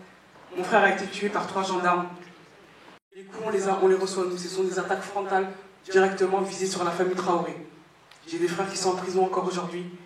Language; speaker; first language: French; native; French